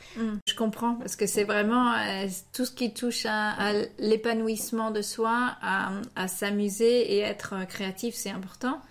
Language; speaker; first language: French; native; French